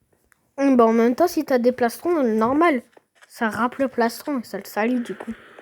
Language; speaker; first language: French; native; French